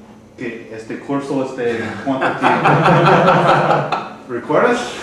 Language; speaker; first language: Spanish; non-native, learner; English